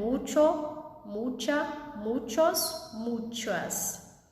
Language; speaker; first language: Spanish; non-native, fluent; Portuguese